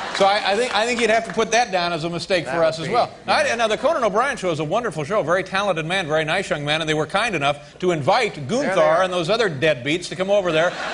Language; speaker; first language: English; native; English